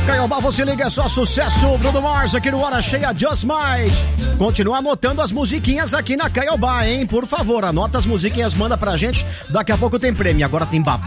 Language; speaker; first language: Portuguese; native; Portuguese